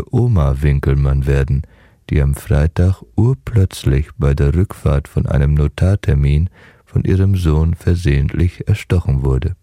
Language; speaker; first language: German; native; German